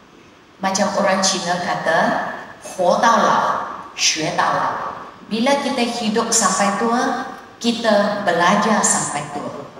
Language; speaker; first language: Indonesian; non-native, local second language; Chinese